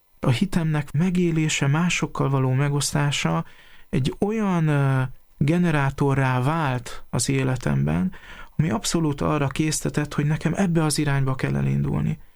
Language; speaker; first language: Hungarian; native; Hungarian